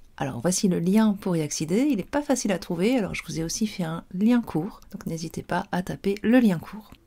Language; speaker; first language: French; native; French